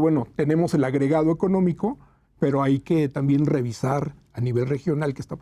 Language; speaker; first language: Spanish; native; Spanish